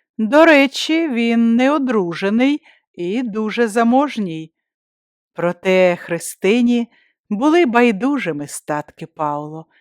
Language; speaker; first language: Ukrainian; native; Ukrainian